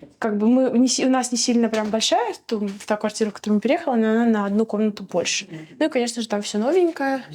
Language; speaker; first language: Russian; native; Russian